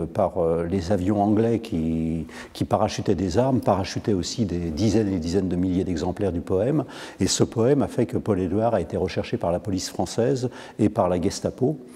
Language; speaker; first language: French; native; French